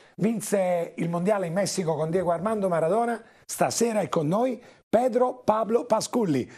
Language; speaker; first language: Italian; native; Italian